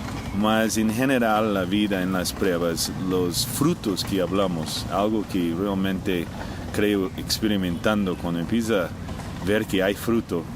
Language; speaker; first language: Spanish; non-native, fluent; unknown